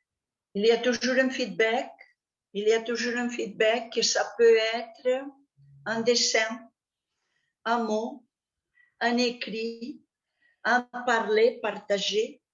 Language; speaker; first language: French; non-native, fluent; Catalan